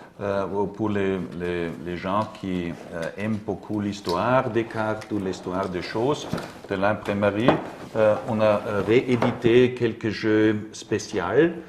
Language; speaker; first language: French; non-native, learner; German